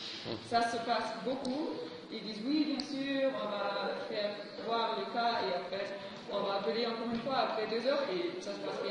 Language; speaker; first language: French; non-native, fluent; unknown